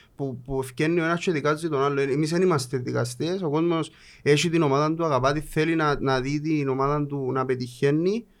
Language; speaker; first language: Greek; native; Greek